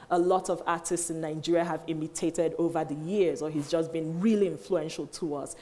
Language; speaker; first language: English; non-native, local second language; Igbo